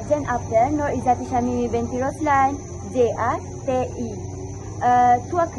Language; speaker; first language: French; non-native, learner; Malay